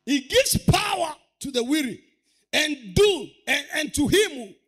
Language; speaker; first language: English; non-native, local second language; Swahili